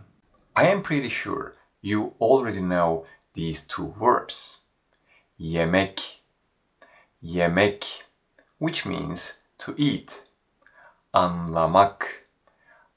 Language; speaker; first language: English; non-native, fluent; Turkish